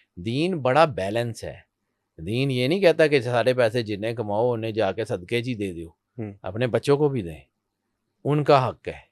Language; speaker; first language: Urdu; non-native, local second language; Punjabi